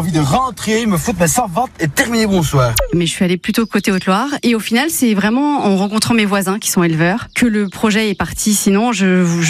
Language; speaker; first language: French; native; French